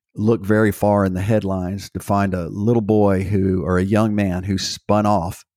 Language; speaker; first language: English; native; English